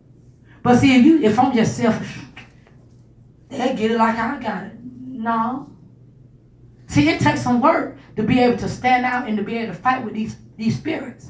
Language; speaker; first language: English; native; English